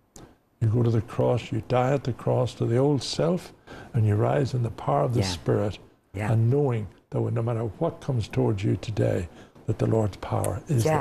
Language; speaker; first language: English; native; English